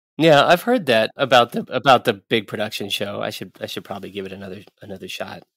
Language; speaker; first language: English; native; English